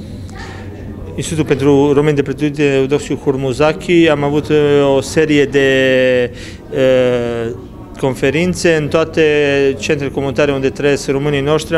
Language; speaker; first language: Romanian; early bilingual, heritage; Romanian